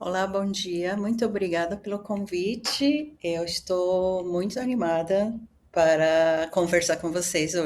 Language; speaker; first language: Portuguese; early bilingual, other home language; Japanese